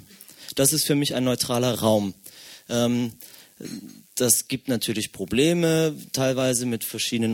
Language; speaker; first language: German; native; German